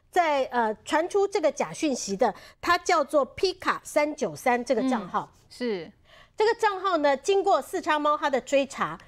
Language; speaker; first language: Chinese; native; Chinese